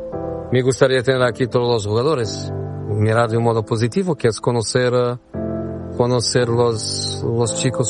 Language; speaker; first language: Spanish; non-native, fluent; Portuguese